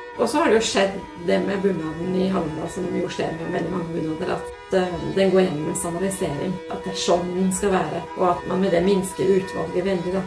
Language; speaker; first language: Norwegian; native; Norwegian